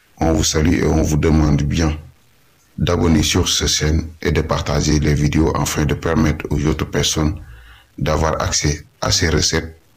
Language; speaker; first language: French; non-native, local second language; Wolof